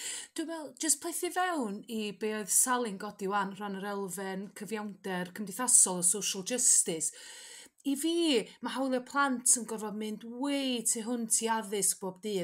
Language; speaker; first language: Welsh; native; Welsh